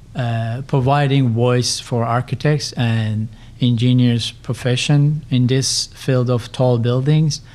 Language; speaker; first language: English; non-native, fluent; Persian